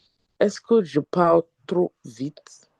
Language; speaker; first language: French; non-native, learner; English